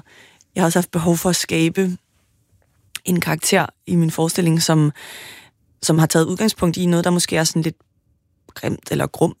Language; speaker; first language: Danish; native; Danish